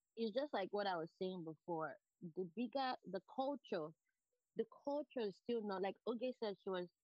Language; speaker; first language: English; non-native, local second language; Igbo